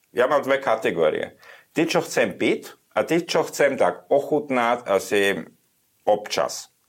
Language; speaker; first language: Slovak; non-native, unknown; German